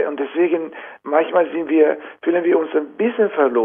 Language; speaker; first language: German; non-native, fluent; Italian